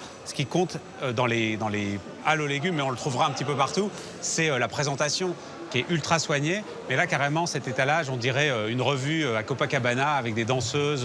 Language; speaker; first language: French; native; French